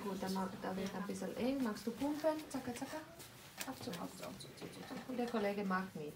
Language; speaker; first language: German; native; German